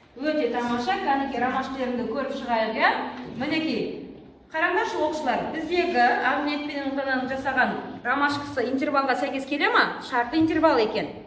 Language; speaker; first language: Kazakh; native; Kazakh